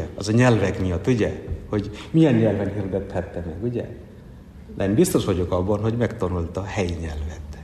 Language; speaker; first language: Hungarian; non-native, fluent; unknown